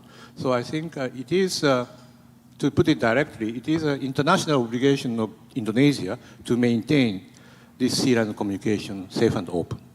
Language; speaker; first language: English; non-native, fluent; Japanese